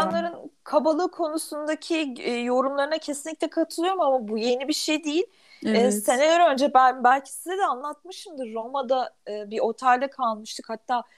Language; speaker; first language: Turkish; native; Turkish